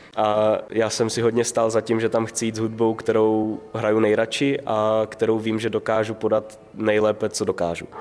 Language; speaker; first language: Czech; native; Czech